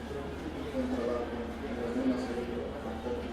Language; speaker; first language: Spanish; native; Spanish